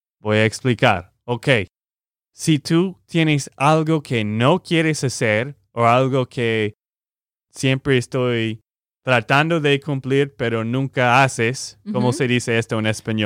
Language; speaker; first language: Spanish; non-native, fluent; English